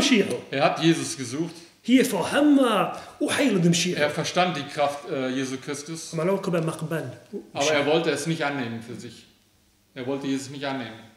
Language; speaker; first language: German; early bilingual, other home language; Aramaic